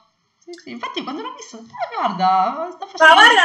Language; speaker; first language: Italian; native; Italian